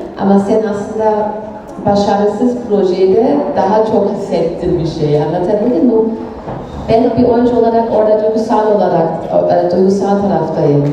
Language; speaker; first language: Turkish; early bilingual, heritage; Turkish